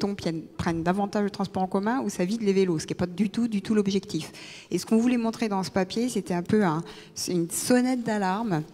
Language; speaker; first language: French; native; French